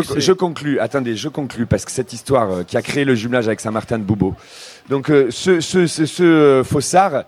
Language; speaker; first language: French; native; French